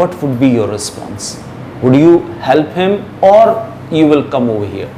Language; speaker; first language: English; non-native, local second language; Hindi